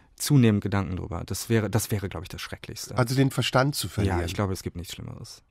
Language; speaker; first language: German; native; German